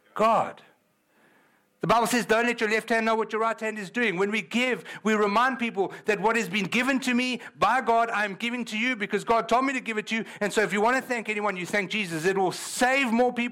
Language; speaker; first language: English; native; English